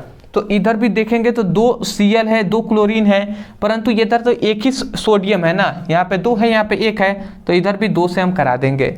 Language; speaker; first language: Hindi; native; Hindi